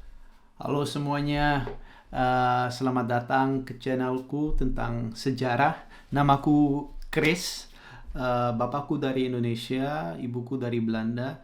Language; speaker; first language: Indonesian; early bilingual, heritage; Dutch